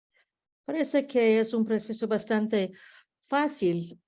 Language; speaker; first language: Spanish; early bilingual, heritage; Spanish